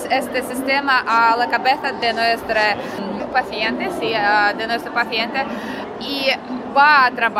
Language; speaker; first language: Spanish; non-native, learner; Russian